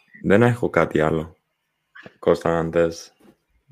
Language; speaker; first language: Greek; early bilingual, heritage; English